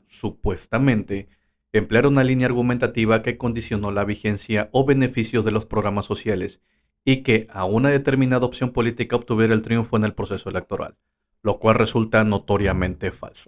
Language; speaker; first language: Spanish; native; Spanish